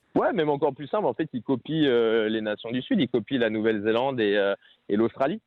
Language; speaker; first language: French; native; French